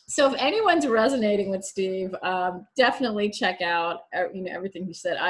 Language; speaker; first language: English; native; English